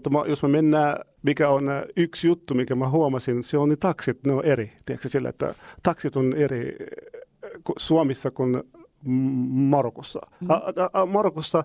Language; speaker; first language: Finnish; non-native, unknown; Arabic